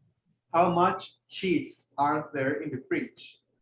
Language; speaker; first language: English; non-native, fluent; Spanish